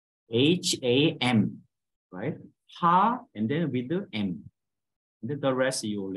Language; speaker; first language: English; non-native, fluent; Korean